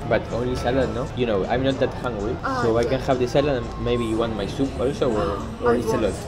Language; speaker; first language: English; non-native, learner; Spanish